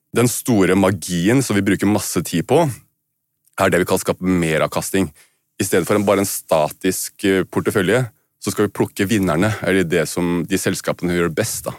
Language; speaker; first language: Norwegian; native; Norwegian